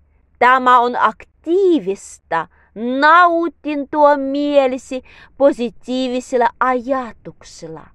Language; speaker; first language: Finnish; non-native, learner; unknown